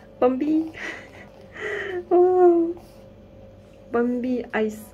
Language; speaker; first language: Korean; non-native, learner; Kazakh